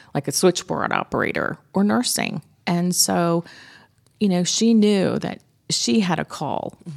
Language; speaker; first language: English; native; English